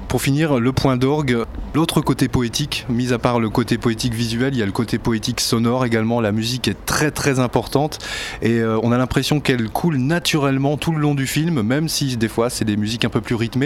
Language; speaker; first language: French; native; French